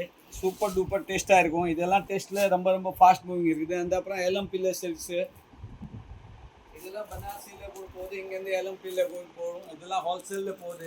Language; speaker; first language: Tamil; non-native, fluent; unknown